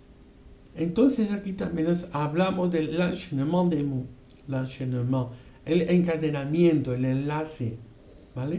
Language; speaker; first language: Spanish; non-native, fluent; French